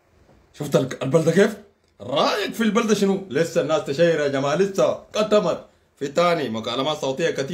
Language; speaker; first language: Arabic; native; Arabic